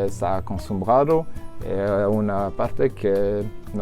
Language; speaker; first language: Spanish; non-native, learner; French